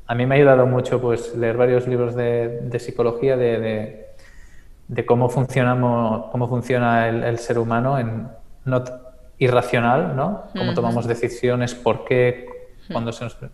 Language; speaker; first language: Spanish; native; Spanish